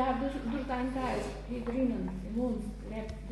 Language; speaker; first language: German; non-native, learner; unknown